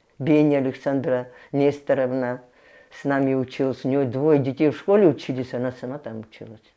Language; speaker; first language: Russian; non-native, local second language; Abkhazian